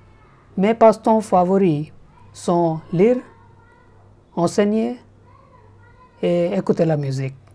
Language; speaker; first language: French; non-native, learner; Gujarati